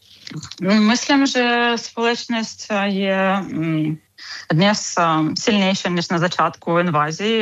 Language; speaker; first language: Czech; non-native, fluent; Ukrainian